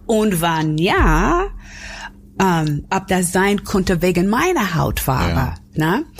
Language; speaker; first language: German; non-native, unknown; English